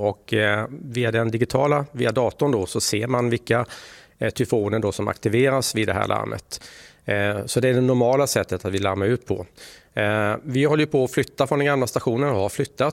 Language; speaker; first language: Swedish; native; Swedish